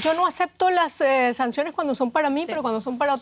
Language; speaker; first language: Spanish; native; Spanish